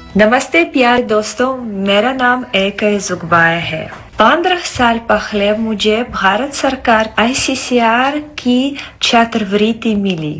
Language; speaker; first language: Hindi; non-native, fluent; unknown